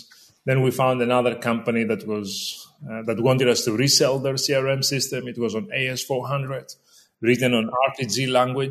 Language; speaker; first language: English; non-native, fluent; Greek